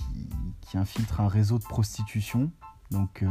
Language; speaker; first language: French; native; French